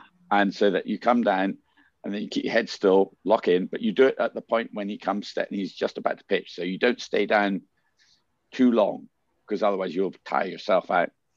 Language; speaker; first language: English; native; English